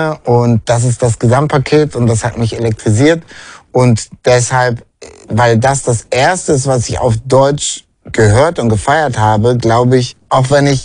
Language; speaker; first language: German; native; German